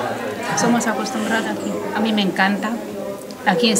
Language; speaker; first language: Spanish; non-native, learner; Romanian